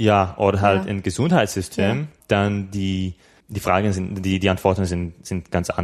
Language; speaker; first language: German; non-native, fluent; Slovak